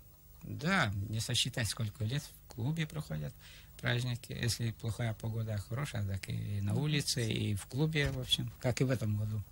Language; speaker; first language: Russian; native; Russian